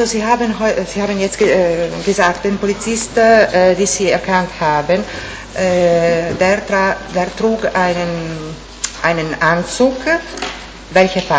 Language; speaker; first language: German; non-native, fluent; Italian